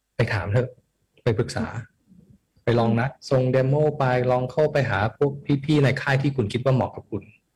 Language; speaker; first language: Thai; early bilingual, heritage; Thai